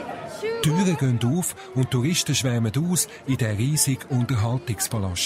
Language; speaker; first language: German; native; German